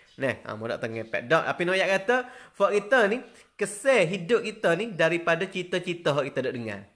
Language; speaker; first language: Malay; native; Malay